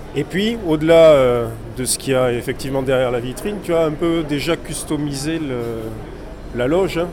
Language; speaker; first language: French; native; French